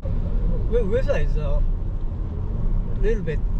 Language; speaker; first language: English; non-native, learner; Japanese